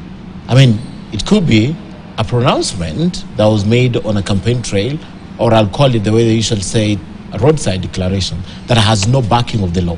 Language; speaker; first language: English; non-native, local second language; Swahili